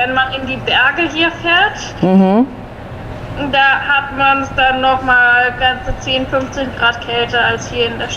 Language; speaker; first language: German; native; German